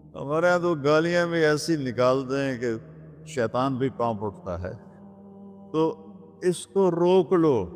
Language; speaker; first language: Urdu; non-native, local second language; Punjabi